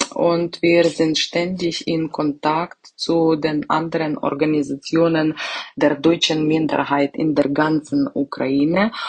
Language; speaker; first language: German; non-native, fluent; Ukrainian